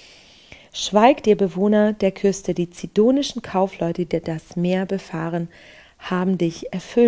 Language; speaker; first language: German; native; German